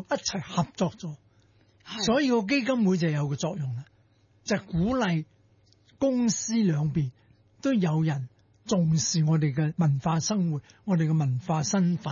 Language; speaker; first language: Cantonese; native; Cantonese